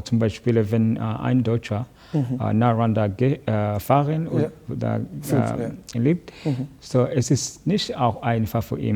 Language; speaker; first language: German; non-native, learner; Kinyarwanda